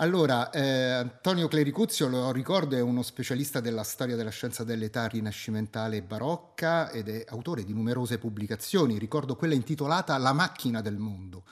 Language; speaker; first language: Italian; native; Italian